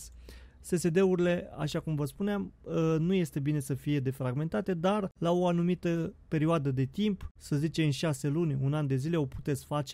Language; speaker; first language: Romanian; native; Romanian